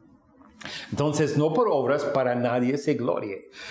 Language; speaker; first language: Spanish; non-native, fluent; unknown